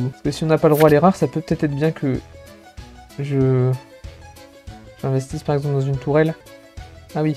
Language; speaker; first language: French; native; French